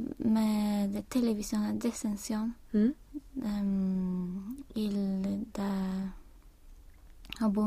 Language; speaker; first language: French; non-native, learner; Spanish